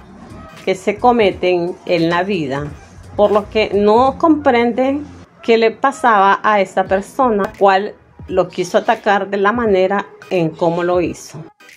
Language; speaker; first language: Spanish; native; Spanish